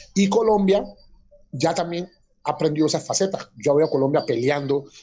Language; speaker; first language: Spanish; native; Spanish